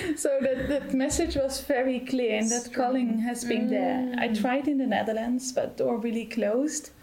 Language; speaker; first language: English; non-native, fluent; Dutch